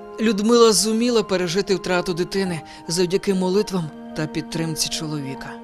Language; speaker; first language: Ukrainian; native; Ukrainian